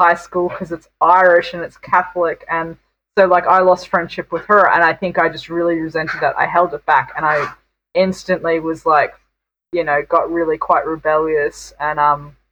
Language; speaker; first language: English; native; English